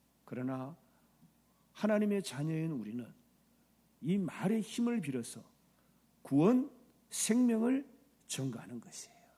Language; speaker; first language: Korean; native; Korean